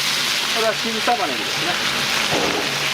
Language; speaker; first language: Japanese; native; Japanese